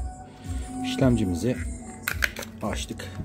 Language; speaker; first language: Turkish; native; Turkish